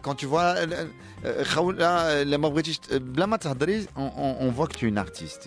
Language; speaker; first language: French; non-native, local second language; Arabic